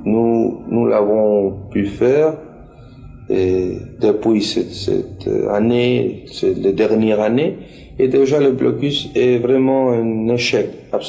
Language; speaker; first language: French; non-native, fluent; Spanish